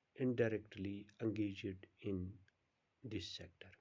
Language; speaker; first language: English; non-native, local second language; Urdu